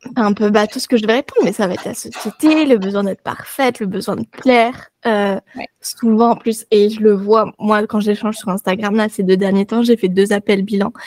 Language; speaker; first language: French; native; French